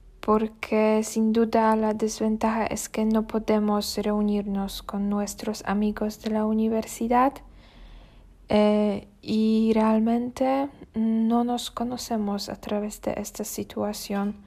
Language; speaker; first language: Spanish; non-native, learner; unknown